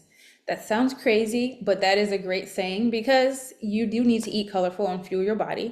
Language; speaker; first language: English; native; English